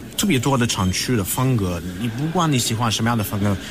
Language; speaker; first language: Chinese; non-native, fluent; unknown